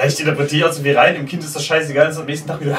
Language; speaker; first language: German; native; German